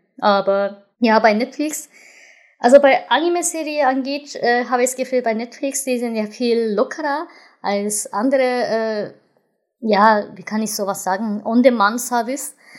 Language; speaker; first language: German; non-native, fluent; Japanese